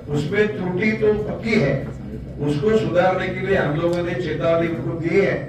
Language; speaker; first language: Hindi; non-native, local second language; Marathi